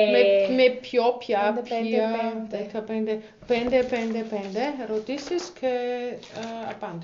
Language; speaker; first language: Greek; non-native, learner; German